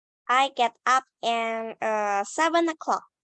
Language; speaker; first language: English; non-native, learner; Indonesian